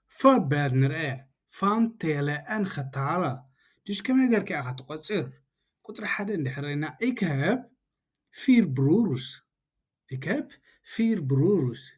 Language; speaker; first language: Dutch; non-native, learner; Tigrinya